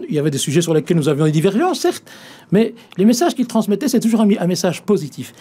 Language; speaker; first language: French; native; French